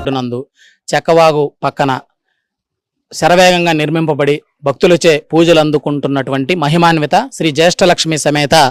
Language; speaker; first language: Telugu; native; Telugu